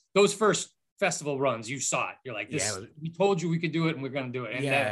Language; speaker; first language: English; native; English